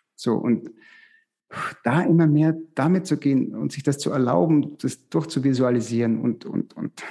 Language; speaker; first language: German; native; German